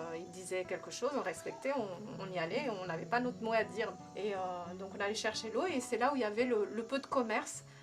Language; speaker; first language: French; early bilingual, other home language; Kabuverdianu